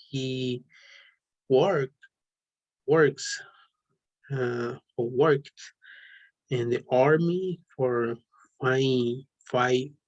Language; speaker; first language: English; non-native, learner; Spanish